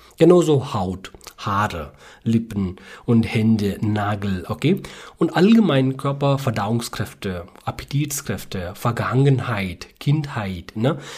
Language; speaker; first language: German; non-native, learner; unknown